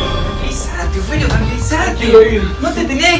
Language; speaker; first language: Spanish; native; Spanish